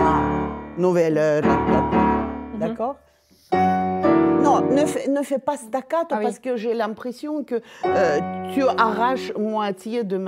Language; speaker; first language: French; non-native, fluent; Russian